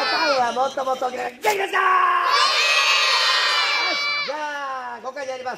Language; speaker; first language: Japanese; native; Japanese